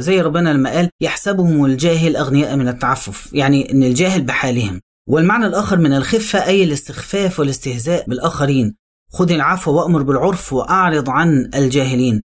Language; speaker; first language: Arabic; native; Arabic